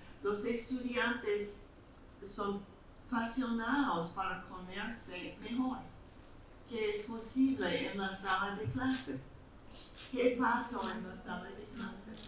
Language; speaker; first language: Spanish; non-native, fluent; English